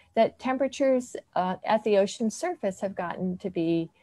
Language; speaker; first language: English; native; English